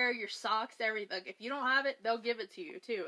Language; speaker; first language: English; native; English